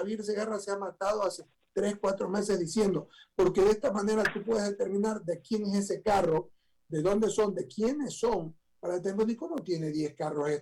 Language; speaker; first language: Spanish; native; Spanish